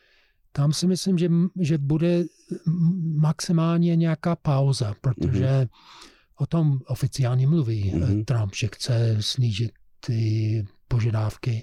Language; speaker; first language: Czech; non-native, fluent; English